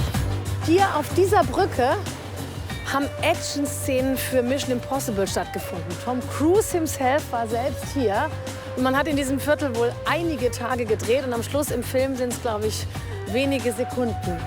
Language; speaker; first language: German; native; German